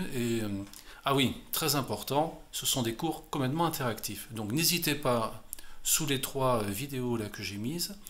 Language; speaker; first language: French; native; French